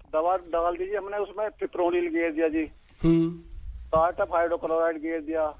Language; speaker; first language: Hindi; native; Hindi